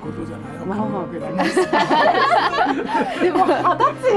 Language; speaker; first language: Japanese; non-native, learner; Chinese